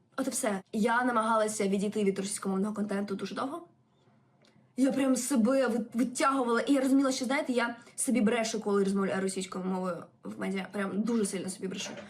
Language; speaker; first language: Ukrainian; non-native, local second language; Russian